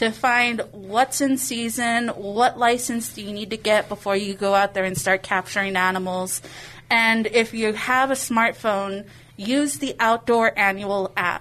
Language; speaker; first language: English; native; English